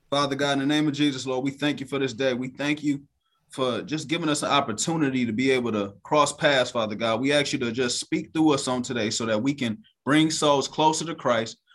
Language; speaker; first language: English; native; English